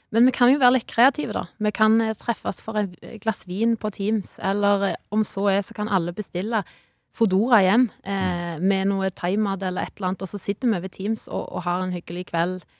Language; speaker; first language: Norwegian; native; Norwegian